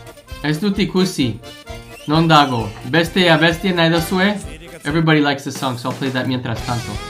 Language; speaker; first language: Basque; non-native, learner; English